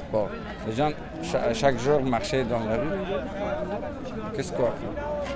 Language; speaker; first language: French; non-native, learner; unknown